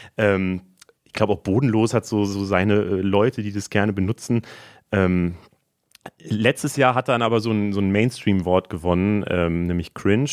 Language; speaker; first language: German; native; German